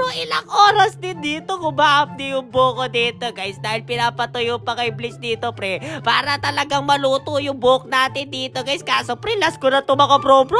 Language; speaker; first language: Filipino; native; Filipino